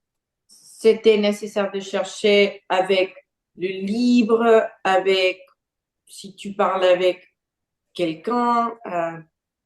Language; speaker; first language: French; non-native, learner; Portuguese